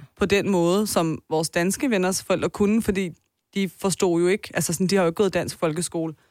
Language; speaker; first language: Danish; early bilingual, other home language; Persian